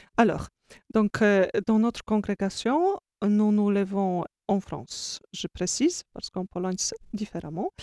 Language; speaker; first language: French; non-native, fluent; Polish